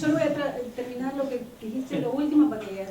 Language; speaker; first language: Spanish; early bilingual, heritage; Spanish